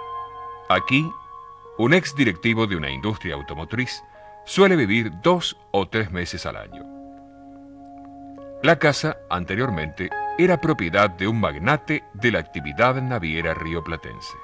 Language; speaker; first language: Spanish; native; Spanish